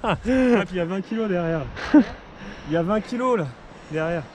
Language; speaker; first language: French; native; French